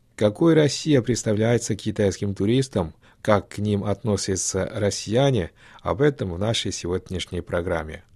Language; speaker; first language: Russian; non-native, fluent; Chinese